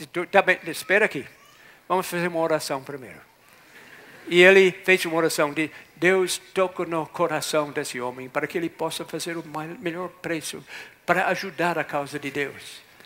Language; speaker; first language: Portuguese; non-native, fluent; English